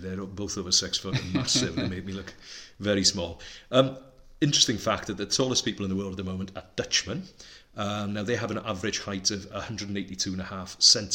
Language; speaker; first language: English; non-native, local second language; Welsh